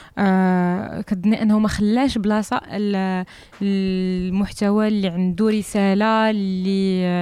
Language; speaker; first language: Arabic; native; Arabic